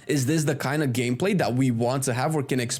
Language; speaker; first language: English; native; English